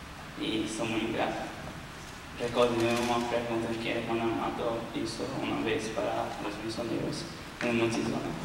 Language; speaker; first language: Spanish; non-native, learner; Portuguese